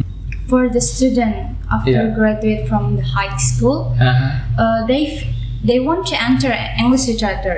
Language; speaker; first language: English; non-native, learner; Indonesian